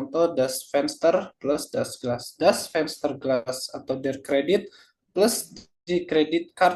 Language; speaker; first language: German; non-native, learner; Indonesian